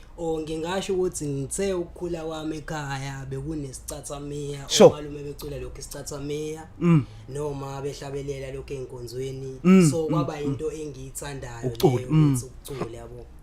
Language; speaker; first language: Zulu; native; Zulu